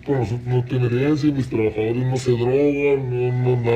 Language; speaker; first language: Spanish; native; Spanish